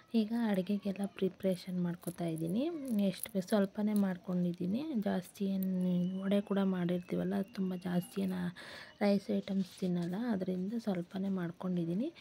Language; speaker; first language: Kannada; native; Kannada